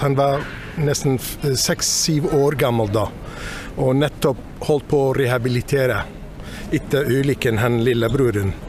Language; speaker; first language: Norwegian; non-native, fluent; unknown